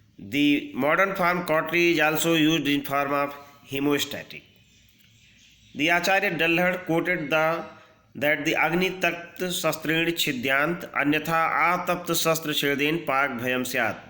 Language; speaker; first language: English; non-native, local second language; Hindi